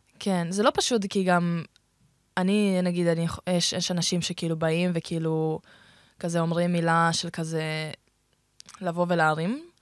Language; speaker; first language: Hebrew; early bilingual, other home language; Russian